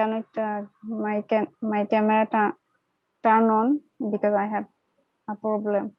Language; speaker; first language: English; non-native, learner; Bangla